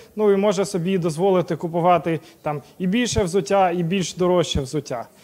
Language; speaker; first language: Ukrainian; non-native, local second language; Russian